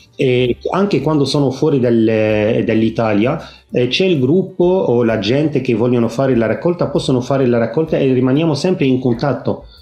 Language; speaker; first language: Italian; non-native, fluent; Arabic